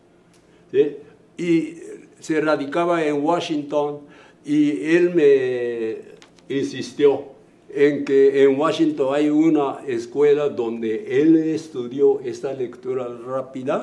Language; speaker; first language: Spanish; non-native, fluent; Japanese